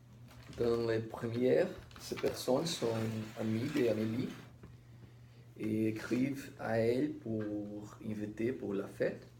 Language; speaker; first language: French; non-native, learner; Portuguese